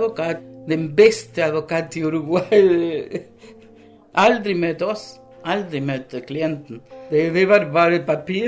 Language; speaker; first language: Norwegian; early bilingual, other home language; Spanish